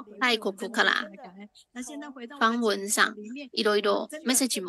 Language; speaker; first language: Japanese; non-native, fluent; Chinese